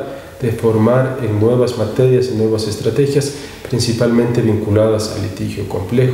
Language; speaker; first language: Spanish; native; Spanish